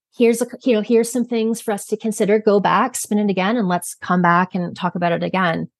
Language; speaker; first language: English; native; English